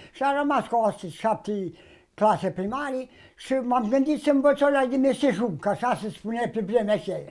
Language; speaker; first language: Romanian; native; Romanian